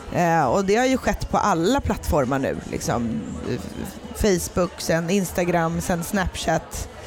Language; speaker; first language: Swedish; native; Swedish